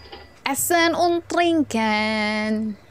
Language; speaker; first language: German; non-native, fluent; Indonesian